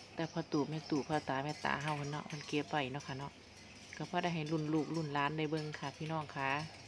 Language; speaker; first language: Thai; native; Thai